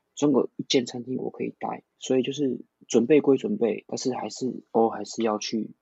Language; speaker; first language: Chinese; non-native, local second language; Min Nan Chinese